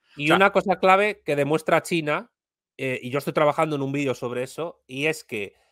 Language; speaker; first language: Spanish; native; Spanish